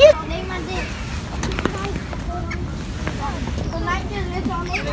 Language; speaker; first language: Dutch; early bilingual, other home language; Indonesian